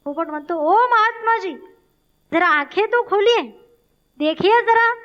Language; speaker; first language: Hindi; non-native, local second language; Marathi